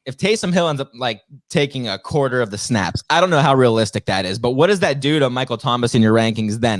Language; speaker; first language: English; native; English